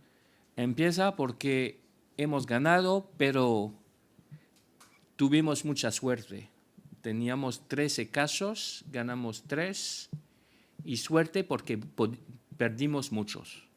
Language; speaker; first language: Spanish; non-native, fluent; French